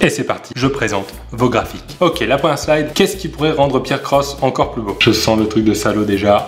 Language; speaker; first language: French; native; French